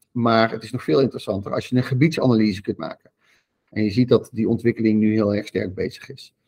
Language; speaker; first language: Dutch; native; Dutch